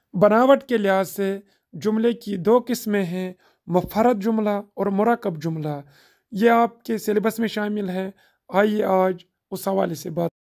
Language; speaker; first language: Urdu; non-native, local second language; Kashmiri